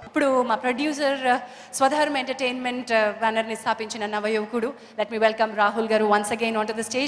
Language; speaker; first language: Telugu; native; Telugu